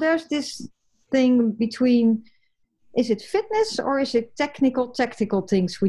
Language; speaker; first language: English; non-native, fluent; Dutch